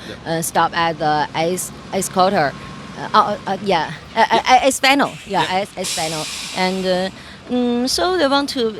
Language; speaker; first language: English; non-native, learner; Chinese